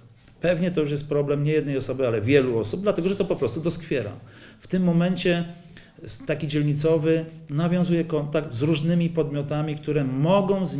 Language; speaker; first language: Polish; native; Polish